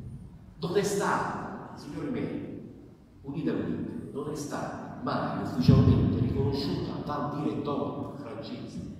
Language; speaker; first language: Italian; native; Italian